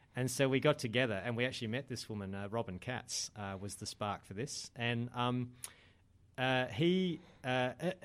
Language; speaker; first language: English; native; English